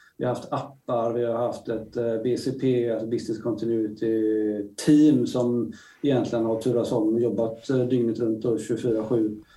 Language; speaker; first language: Swedish; native; Swedish